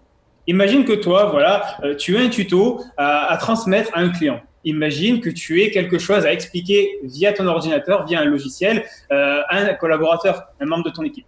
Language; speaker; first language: French; native; French